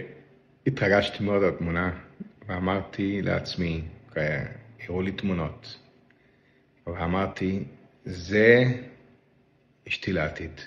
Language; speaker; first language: Hebrew; non-native, local second language; Yiddish